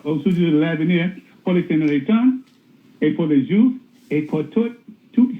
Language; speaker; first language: French; non-native, learner; English